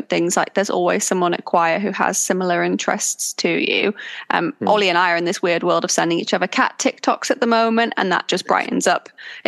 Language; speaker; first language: English; native; English